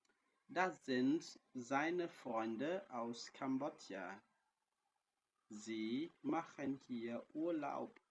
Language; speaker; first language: German; non-native, fluent; Khmer